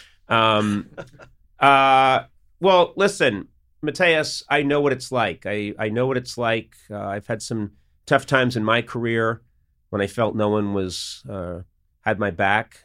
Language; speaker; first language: English; native; English